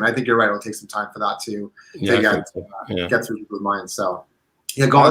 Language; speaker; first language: English; native; English